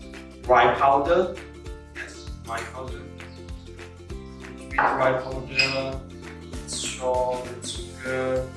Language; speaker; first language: English; non-native, learner; Khmer